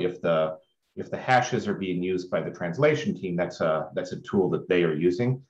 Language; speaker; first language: English; native; English